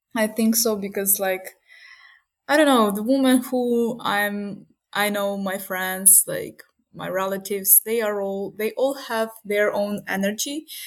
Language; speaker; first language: English; non-native, fluent; Ukrainian